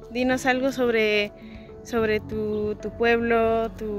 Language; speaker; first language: Spanish; early bilingual, other home language; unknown